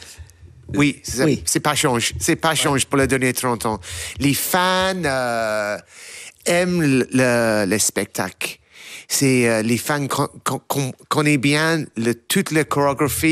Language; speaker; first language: French; non-native, learner; English